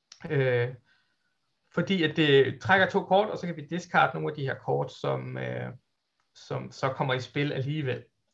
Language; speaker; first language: Danish; native; Danish